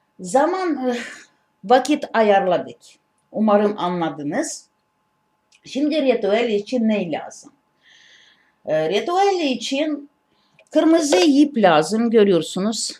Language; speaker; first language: Turkish; non-native, learner; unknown